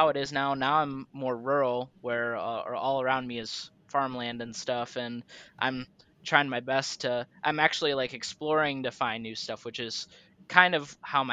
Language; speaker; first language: English; native; English